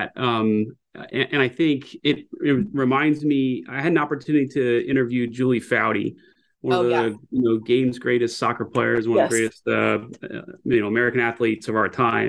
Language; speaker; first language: English; native; English